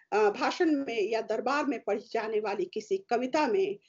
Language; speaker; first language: Hindi; native; Hindi